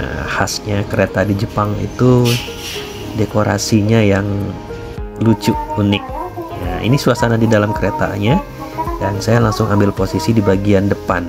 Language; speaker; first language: Indonesian; native; Indonesian